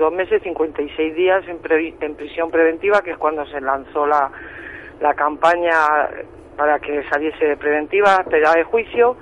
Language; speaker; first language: Spanish; native; Spanish